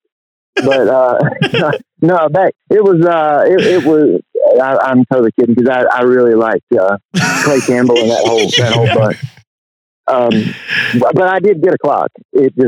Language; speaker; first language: English; native; English